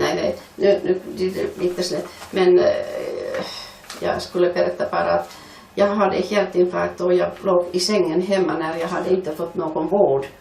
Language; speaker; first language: Swedish; non-native, fluent; Finnish